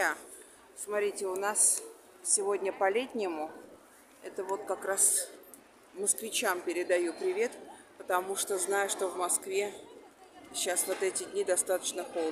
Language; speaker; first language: Russian; native; Russian